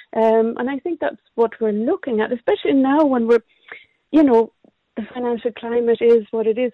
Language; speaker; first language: English; non-native, fluent; Swedish